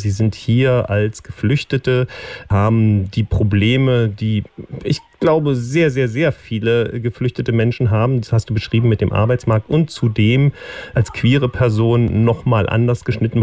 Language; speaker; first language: German; native; German